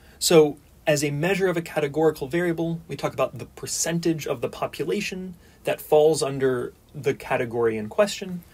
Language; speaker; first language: English; native; English